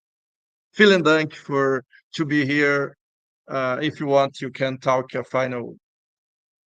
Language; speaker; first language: English; non-native, learner; Portuguese